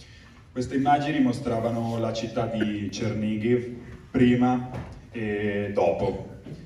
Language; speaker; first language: Italian; native; Italian